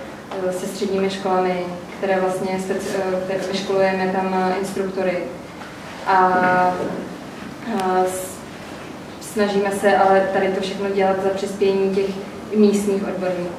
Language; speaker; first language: Czech; native; Czech